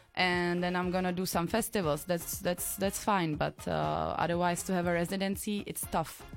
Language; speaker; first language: English; non-native, fluent; Czech